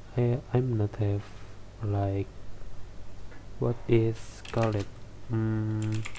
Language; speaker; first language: English; non-native, learner; Indonesian